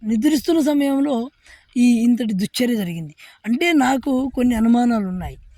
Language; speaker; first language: Telugu; native; Telugu